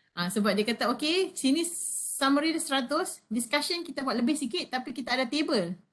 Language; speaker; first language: Malay; native; Malay